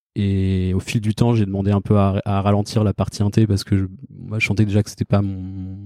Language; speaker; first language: French; native; French